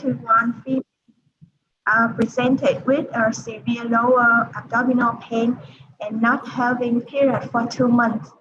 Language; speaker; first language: English; non-native, learner; Vietnamese